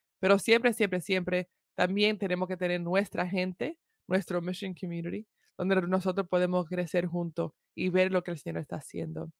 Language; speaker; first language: Spanish; early bilingual, heritage; Spanish